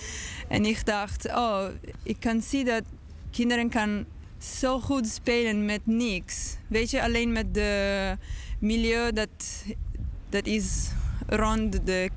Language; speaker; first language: Dutch; non-native, learner; English